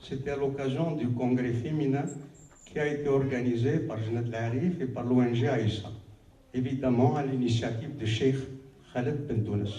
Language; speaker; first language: French; non-native, local second language; Arabic